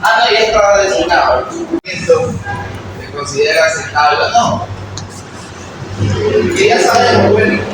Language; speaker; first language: Spanish; native; Spanish